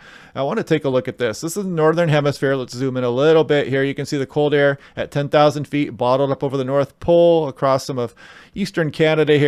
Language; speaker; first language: English; native; English